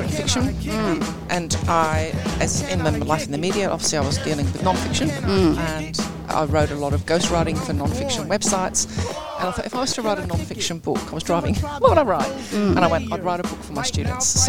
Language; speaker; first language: English; native; English